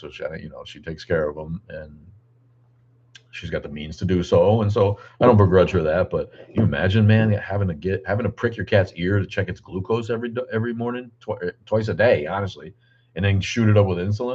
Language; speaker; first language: English; native; English